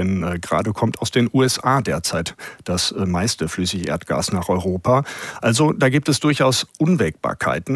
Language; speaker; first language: German; native; German